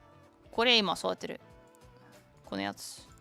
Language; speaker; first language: Japanese; non-native, learner; Russian